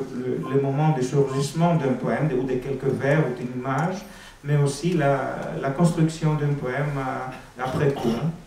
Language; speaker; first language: French; non-native, fluent; Greek